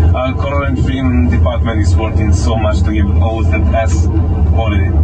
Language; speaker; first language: English; non-native, fluent; Italian